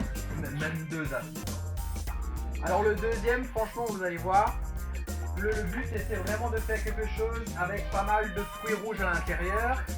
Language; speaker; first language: French; native; French